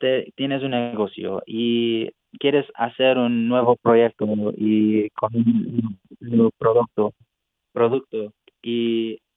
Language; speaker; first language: Spanish; non-native, fluent; English